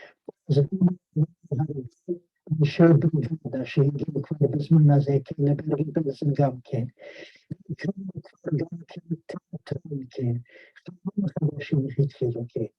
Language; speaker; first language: Hebrew; non-native, fluent; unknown